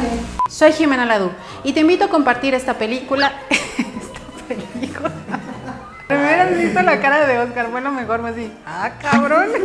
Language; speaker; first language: Spanish; native; Spanish